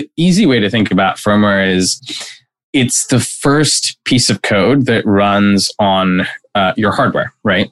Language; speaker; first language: English; non-native, local second language; Bangla